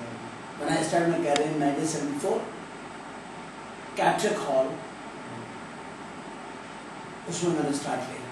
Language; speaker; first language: Urdu; native; Urdu